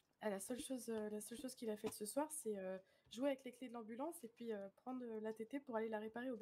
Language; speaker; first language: French; native; French